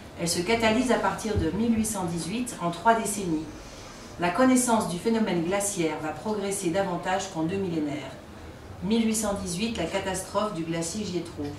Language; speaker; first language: French; native; French